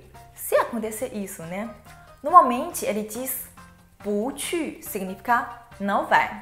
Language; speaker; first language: Portuguese; non-native, fluent; Chinese